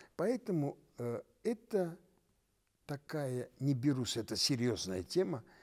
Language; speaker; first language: Russian; non-native, local second language; Armenian